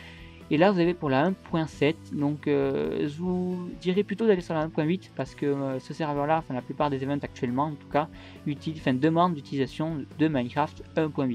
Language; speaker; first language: French; native; French